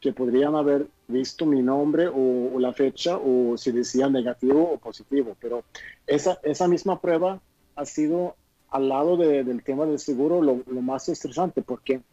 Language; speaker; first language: Spanish; non-native, fluent; Swedish